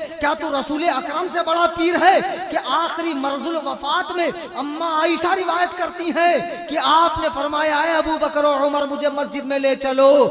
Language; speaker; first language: Urdu; native; Urdu